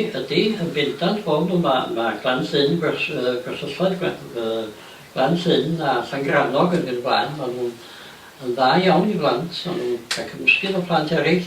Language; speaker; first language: Welsh; native; Welsh